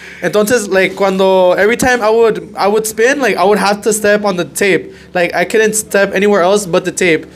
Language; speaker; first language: English; early bilingual, other home language; Spanish